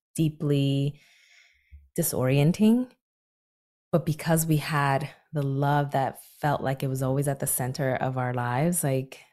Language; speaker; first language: English; native; English